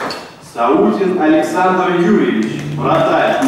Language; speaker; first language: Russian; native; Russian